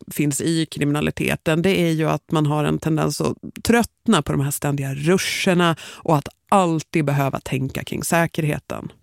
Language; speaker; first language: Swedish; native; Swedish